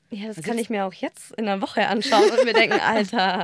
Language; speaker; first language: German; native; German